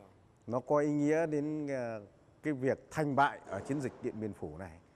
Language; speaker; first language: Vietnamese; native; Vietnamese